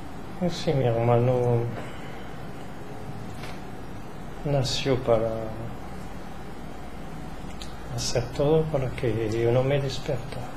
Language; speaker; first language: Spanish; non-native, learner; French